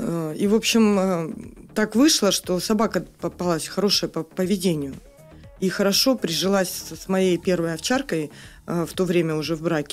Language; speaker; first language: Russian; native; Russian